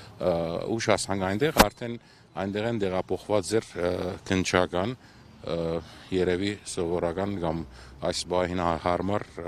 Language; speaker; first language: Armenian; early bilingual, heritage; Armenian